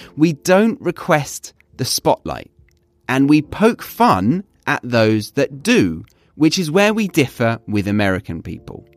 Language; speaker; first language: English; native; English